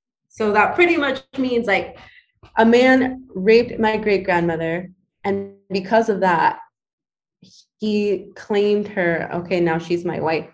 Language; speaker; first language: English; early bilingual, other home language; Spanish